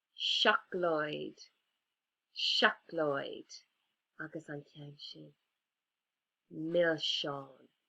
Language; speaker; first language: Irish; non-native, local second language; English